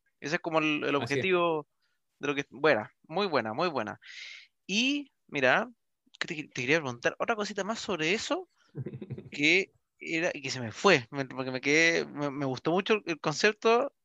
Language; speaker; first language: Spanish; native; Spanish